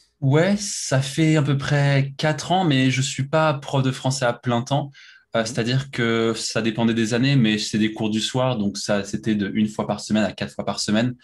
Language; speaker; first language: French; native; French